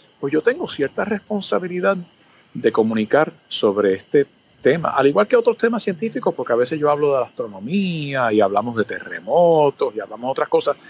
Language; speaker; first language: Spanish; early bilingual, other home language; English